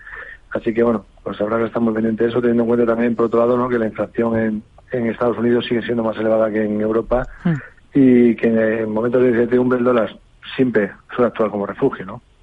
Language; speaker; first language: Spanish; native; Spanish